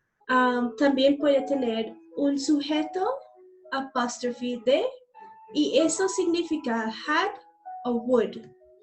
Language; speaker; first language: Spanish; non-native, fluent; English